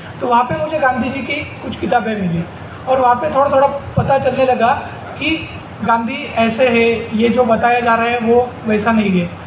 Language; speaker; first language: Hindi; non-native, local second language; Marathi